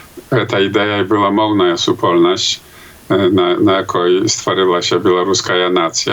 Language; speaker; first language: Polish; non-native, local second language; Belarusian